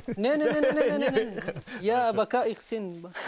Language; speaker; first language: Russian; non-native, learner; Arabic